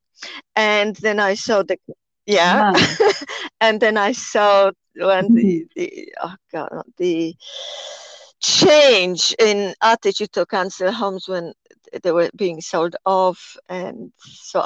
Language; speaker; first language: English; non-native, fluent; Polish